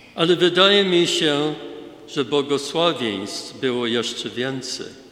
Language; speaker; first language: Polish; early bilingual, heritage; Polish